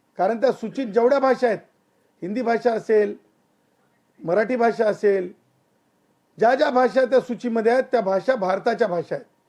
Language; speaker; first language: Marathi; native; Marathi